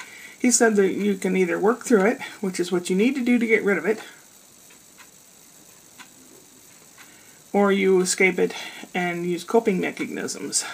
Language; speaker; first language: English; native; English